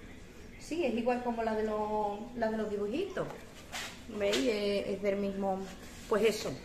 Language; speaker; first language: Spanish; native; Spanish